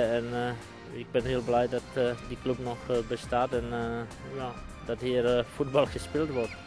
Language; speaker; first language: Dutch; non-native, fluent; Czech